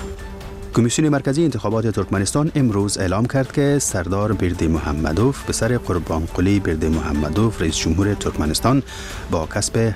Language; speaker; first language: Persian; native; Persian